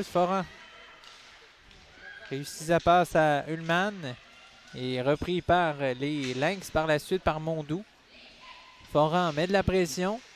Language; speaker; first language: French; native; French